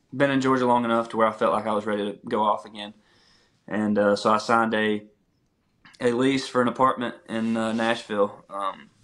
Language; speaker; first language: English; native; English